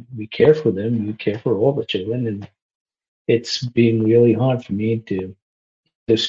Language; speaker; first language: English; non-native, local second language; Malayalam